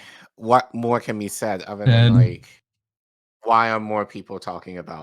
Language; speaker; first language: English; native; English